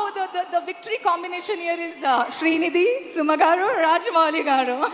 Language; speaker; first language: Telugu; non-native, learner; Kannada